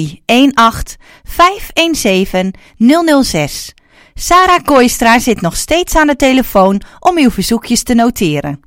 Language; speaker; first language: Dutch; native; Dutch